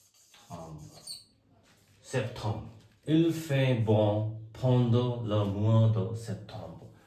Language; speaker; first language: French; non-native, learner; Hindi